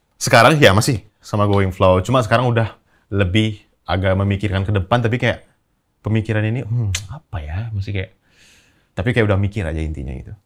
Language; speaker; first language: Indonesian; native; Indonesian